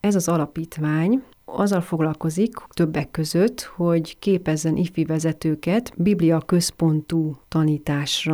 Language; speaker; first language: Hungarian; native; Hungarian